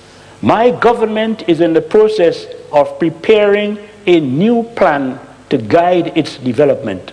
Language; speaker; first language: English; native; English